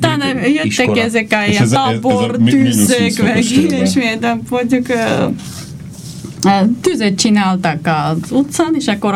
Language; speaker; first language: Hungarian; non-native, fluent; Armenian